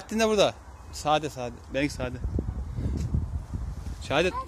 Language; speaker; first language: Turkish; native; Turkish